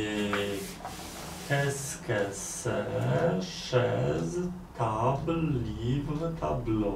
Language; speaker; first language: French; non-native, learner; Polish